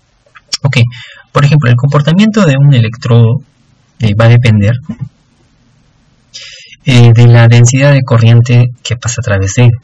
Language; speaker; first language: Spanish; native; Spanish